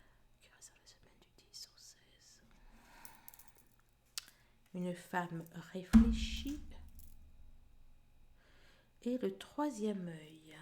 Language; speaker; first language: French; native; French